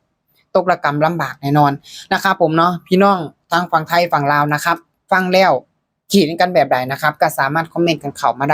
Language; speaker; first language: Thai; non-native, local second language; Lao